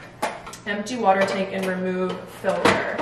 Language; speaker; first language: English; native; English